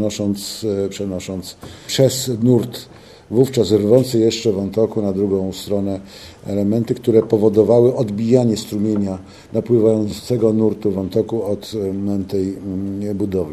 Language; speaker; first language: Polish; native; Polish